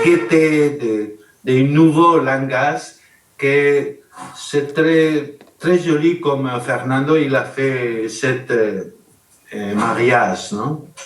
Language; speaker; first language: French; non-native, learner; Spanish